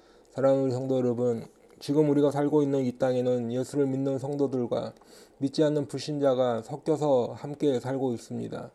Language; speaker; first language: Korean; native; Korean